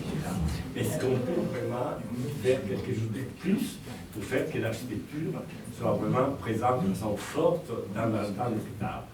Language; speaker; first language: French; native; French